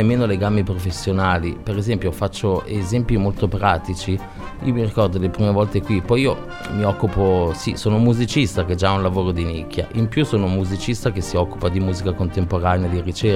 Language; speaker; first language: Italian; native; Italian